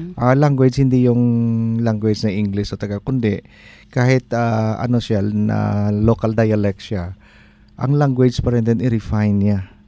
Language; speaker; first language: Filipino; non-native, local second language; Hiligaynon